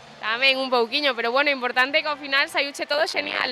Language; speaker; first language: Galician; native; Galician